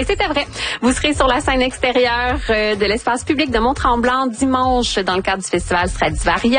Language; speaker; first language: French; native; French